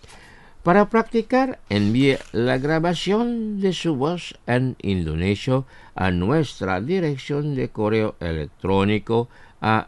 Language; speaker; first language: Spanish; non-native, fluent; Indonesian